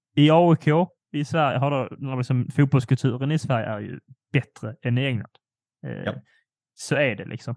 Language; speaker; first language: Swedish; early bilingual, other home language; Polish